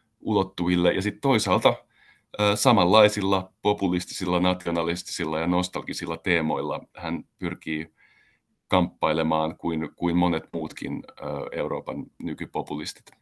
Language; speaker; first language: Finnish; native; Finnish